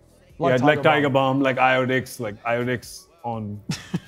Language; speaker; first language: English; non-native, local second language; Hindi